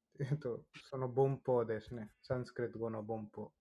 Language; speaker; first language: Japanese; non-native, fluent; Hindi